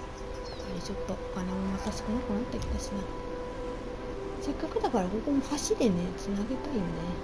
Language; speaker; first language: Japanese; native; Japanese